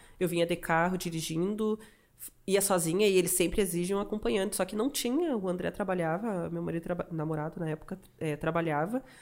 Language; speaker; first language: Portuguese; native; Portuguese